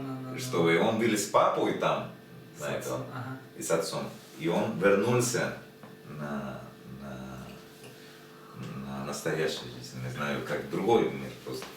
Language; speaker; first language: Russian; non-native, learner; Spanish